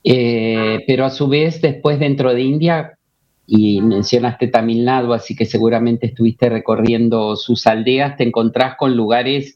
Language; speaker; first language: Spanish; native; Spanish